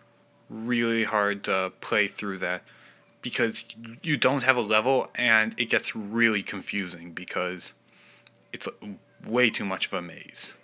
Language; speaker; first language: English; native; English